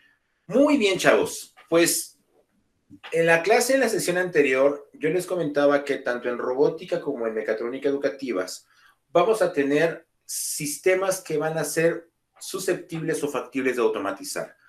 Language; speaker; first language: Spanish; native; Spanish